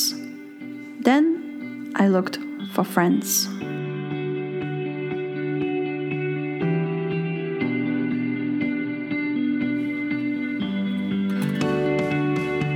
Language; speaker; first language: English; native; English